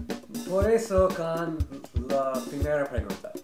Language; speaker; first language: Spanish; non-native, learner; English